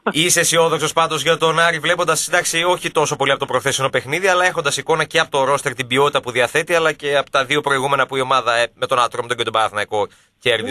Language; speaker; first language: Greek; native; Greek